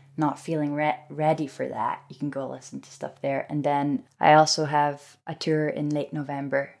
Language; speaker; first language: English; native; English